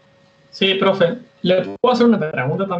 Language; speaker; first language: Spanish; native; Spanish